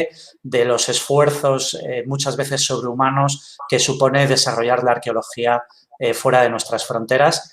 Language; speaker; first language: Spanish; native; Spanish